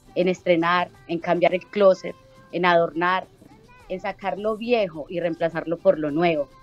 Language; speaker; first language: Spanish; native; Spanish